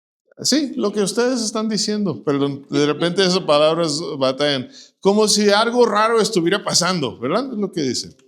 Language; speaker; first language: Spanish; non-native, fluent; English